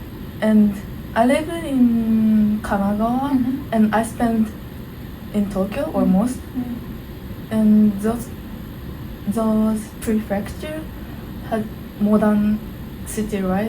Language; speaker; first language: English; non-native, learner; Japanese